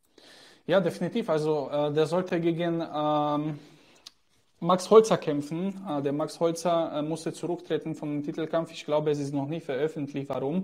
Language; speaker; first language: German; native; German